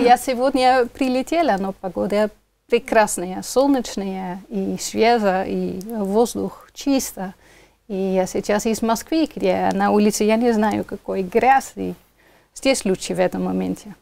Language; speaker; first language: Russian; non-native, fluent; Dutch